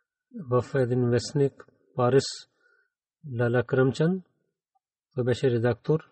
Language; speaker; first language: Bulgarian; non-native, learner; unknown